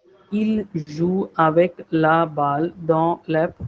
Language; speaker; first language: French; non-native, fluent; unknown